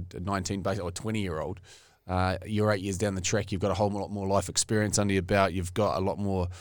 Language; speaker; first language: English; native; English